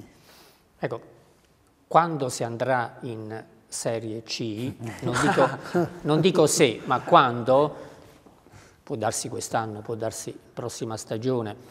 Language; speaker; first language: Italian; native; Italian